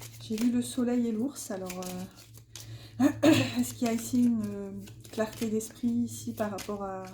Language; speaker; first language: French; native; French